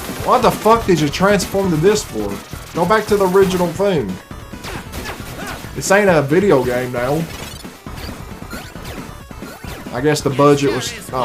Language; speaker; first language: English; native; English